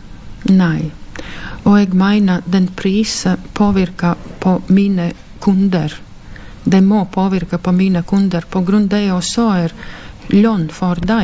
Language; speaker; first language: Norwegian; non-native, fluent; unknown